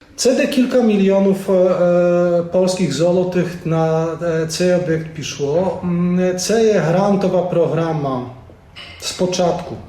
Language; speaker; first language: Ukrainian; non-native, fluent; Polish